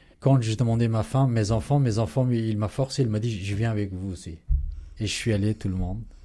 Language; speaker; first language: French; non-native, learner; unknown